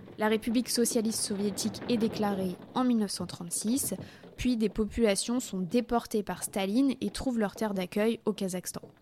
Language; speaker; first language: French; native; French